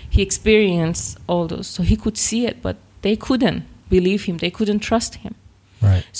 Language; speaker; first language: English; non-native, fluent; Persian